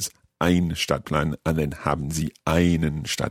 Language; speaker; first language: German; non-native, learner; English